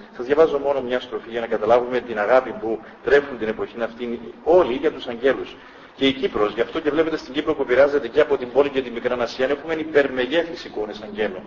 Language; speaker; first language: Greek; native; Greek